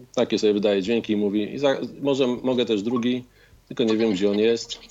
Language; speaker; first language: Polish; native; Polish